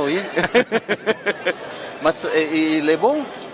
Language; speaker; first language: French; non-native, learner; Portuguese